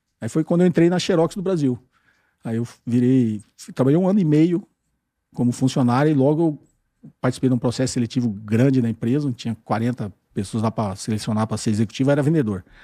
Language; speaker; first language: Portuguese; native; Portuguese